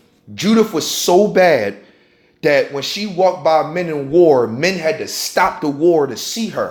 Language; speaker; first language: English; native; English